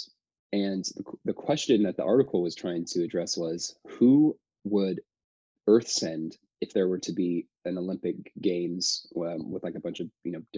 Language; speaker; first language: English; native; English